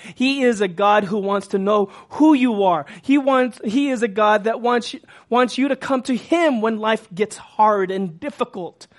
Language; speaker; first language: English; native; English